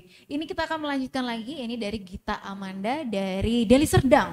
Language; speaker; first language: Indonesian; native; Indonesian